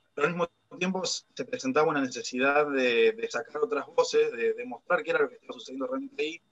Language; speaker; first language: Spanish; native; Spanish